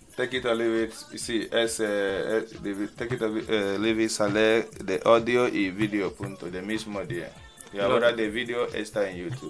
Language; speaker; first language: Spanish; non-native, learner; English